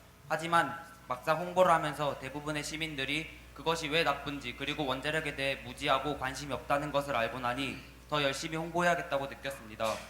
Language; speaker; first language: Korean; native; Korean